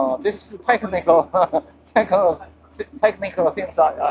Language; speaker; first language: English; non-native, learner; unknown